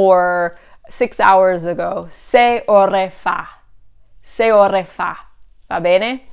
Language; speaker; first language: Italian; non-native, fluent; English